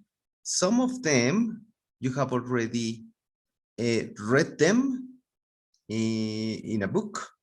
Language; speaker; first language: English; non-native, fluent; Spanish